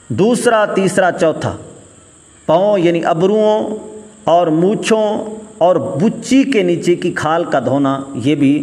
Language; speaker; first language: Urdu; native; Urdu